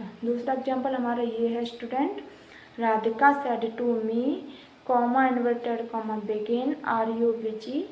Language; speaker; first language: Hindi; native; Hindi